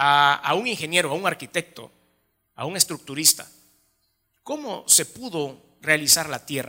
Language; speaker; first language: Spanish; native; Spanish